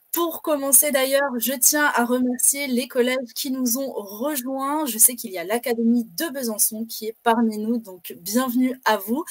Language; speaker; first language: French; native; French